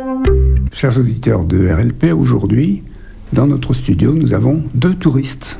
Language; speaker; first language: French; native; French